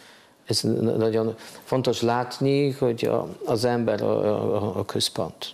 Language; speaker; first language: Hungarian; non-native, fluent; Polish